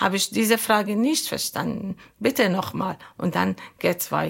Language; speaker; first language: German; non-native, learner; Arabic